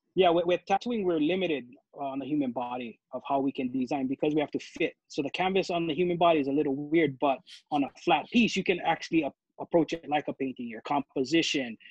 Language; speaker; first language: English; native; English